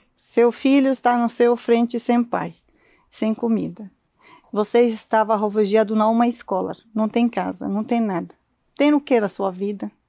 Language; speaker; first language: Portuguese; non-native, learner; Arabic